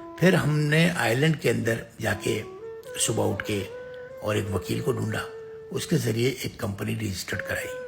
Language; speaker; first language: Urdu; native; Urdu